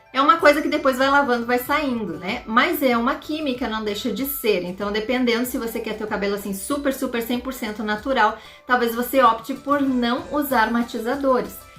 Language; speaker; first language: Portuguese; native; Portuguese